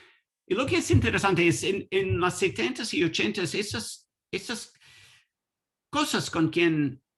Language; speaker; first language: Spanish; non-native, learner; English